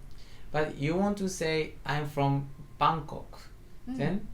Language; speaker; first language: English; non-native, learner; Japanese